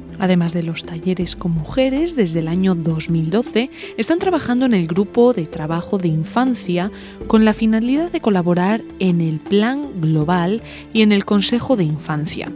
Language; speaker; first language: Spanish; native; Spanish